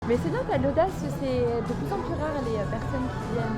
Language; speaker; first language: French; native; French